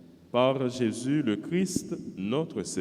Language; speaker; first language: French; non-native, local second language; Haitian Creole